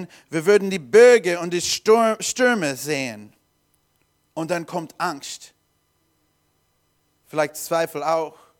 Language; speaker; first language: German; non-native, learner; English